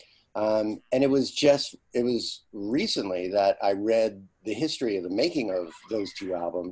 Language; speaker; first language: English; native; English